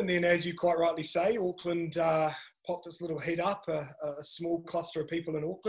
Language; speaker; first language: English; native; English